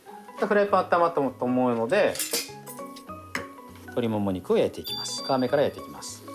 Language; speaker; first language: Japanese; native; Japanese